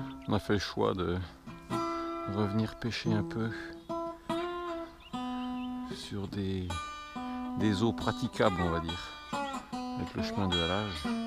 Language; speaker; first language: French; native; French